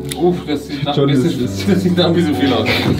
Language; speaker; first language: German; native; German